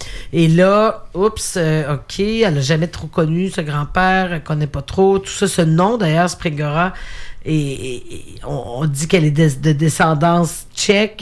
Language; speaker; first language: French; native; French